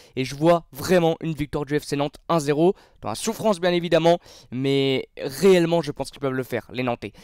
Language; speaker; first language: French; native; French